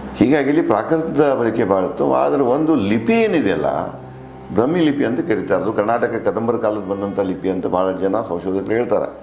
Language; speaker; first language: Kannada; native; Kannada